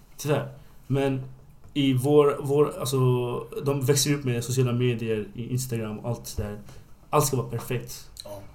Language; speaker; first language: Swedish; non-native, fluent; Bangla